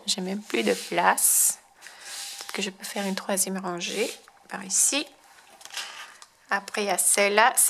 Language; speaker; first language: French; non-native, fluent; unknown